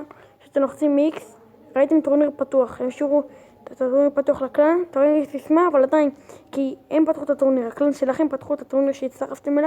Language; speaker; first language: Hebrew; native; Hebrew